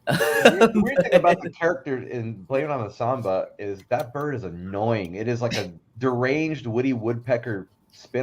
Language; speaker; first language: English; native; English